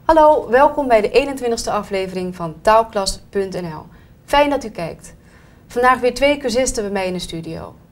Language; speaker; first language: Dutch; native; Dutch